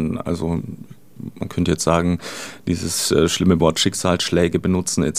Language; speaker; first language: German; native; German